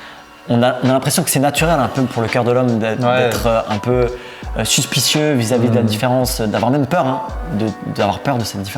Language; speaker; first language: French; native; French